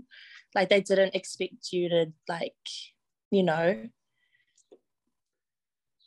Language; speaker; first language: English; native; English